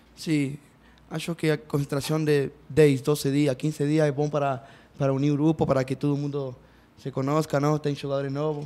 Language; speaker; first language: Portuguese; non-native, learner; Spanish